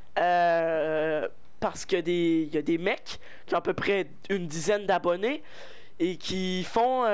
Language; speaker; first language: French; native; French